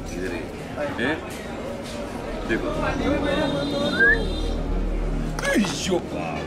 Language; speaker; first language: Hindi; non-native, fluent; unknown